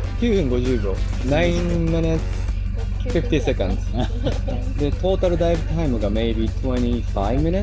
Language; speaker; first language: Japanese; native; Japanese